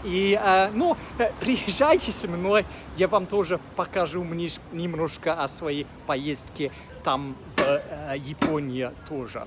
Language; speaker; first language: Russian; non-native, fluent; English